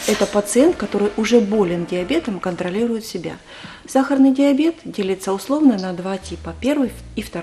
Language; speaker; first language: Russian; native; Russian